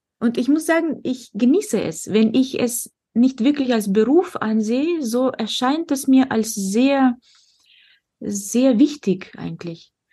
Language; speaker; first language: German; non-native, fluent; Russian